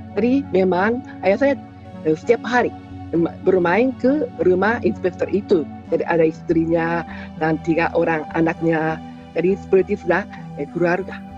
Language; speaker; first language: Indonesian; non-native, fluent; Japanese